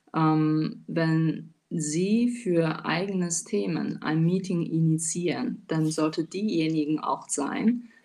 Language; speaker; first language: German; non-native, fluent; Chinese